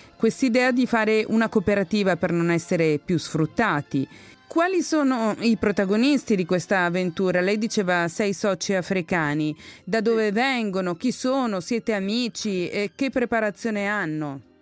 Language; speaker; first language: Italian; native; Italian